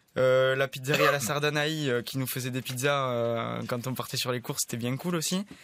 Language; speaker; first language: French; native; French